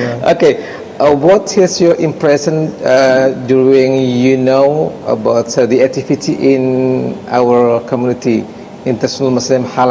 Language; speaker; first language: English; non-native, fluent; Indonesian